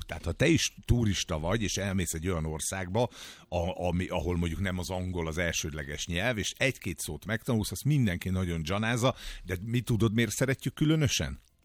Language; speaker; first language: Hungarian; native; Hungarian